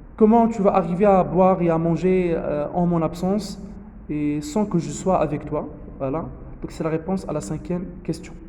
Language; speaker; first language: French; non-native, local second language; Arabic